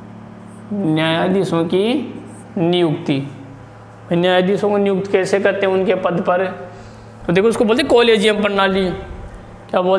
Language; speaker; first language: Hindi; native; Hindi